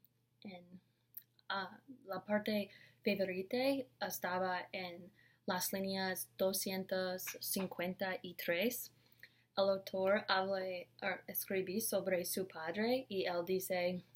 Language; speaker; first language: Spanish; non-native, learner; English